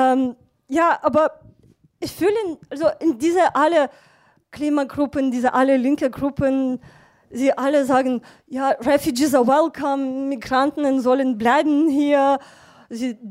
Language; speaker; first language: German; non-native, fluent; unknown